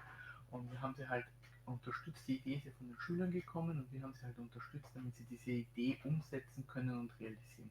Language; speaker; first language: German; native; German